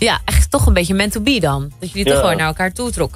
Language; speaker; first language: Dutch; native; Dutch